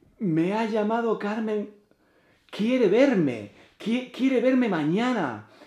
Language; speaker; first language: Spanish; native; Spanish